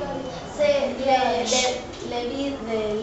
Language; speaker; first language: French; non-native, learner; Spanish